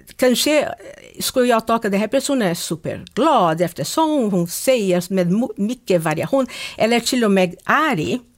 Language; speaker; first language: Swedish; non-native, fluent; Portuguese